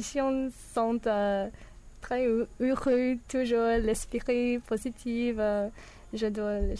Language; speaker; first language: French; non-native, learner; English